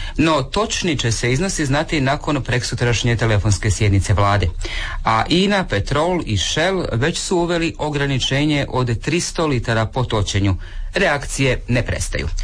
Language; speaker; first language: Serbian; native; Serbian